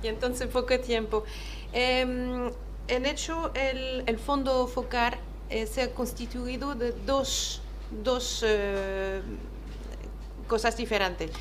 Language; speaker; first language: Spanish; non-native, fluent; French